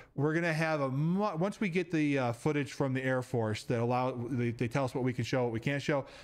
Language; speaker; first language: English; native; English